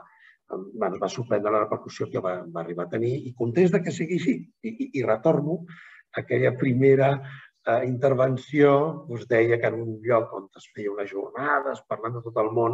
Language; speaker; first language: Catalan; native; Catalan